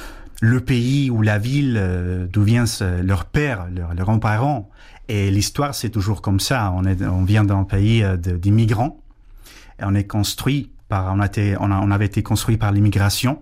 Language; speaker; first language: French; non-native, fluent; Spanish